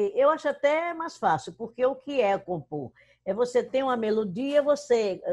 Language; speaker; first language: Portuguese; native; Portuguese